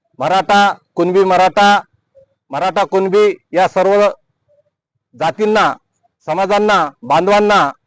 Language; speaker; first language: Marathi; non-native, local second language; Lambadi